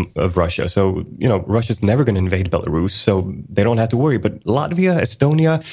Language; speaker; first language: English; early bilingual, other home language; Swedish